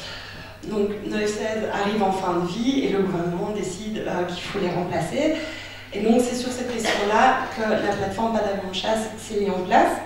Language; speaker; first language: French; native; French